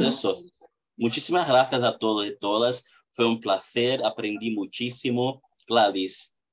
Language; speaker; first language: Spanish; non-native, fluent; Portuguese